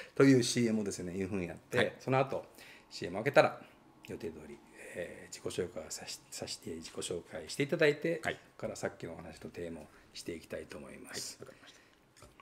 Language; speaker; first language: Japanese; native; Japanese